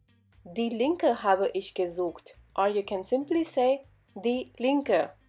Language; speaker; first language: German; non-native, fluent; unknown